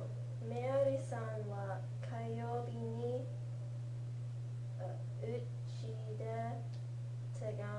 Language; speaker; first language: Japanese; non-native, learner; English